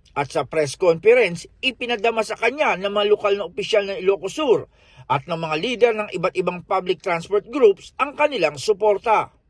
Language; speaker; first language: Filipino; native; Filipino